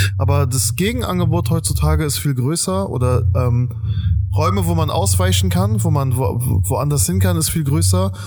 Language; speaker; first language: German; early bilingual, other home language; Persian